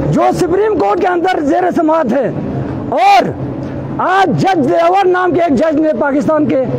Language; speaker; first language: Urdu; non-native, local second language; Balti